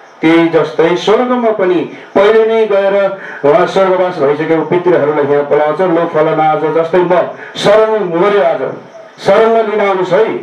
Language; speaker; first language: Nepali; non-native, local second language; Gurung